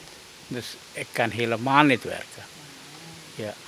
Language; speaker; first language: Dutch; non-native, local second language; Caribbean Hindustani